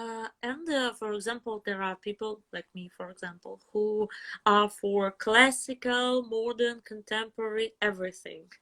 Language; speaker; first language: English; non-native, fluent; Russian